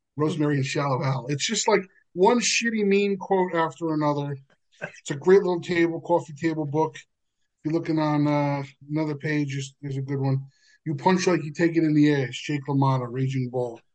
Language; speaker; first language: English; native; English